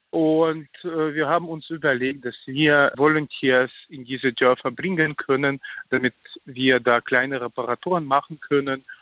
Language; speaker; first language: German; non-native, fluent; Ukrainian